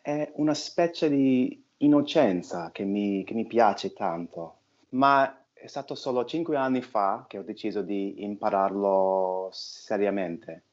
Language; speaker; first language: Italian; non-native, fluent; English